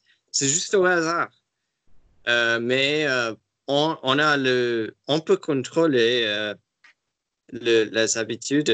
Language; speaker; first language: French; non-native, learner; English